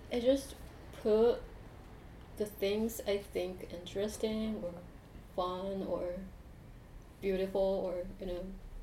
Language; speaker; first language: English; non-native, fluent; Japanese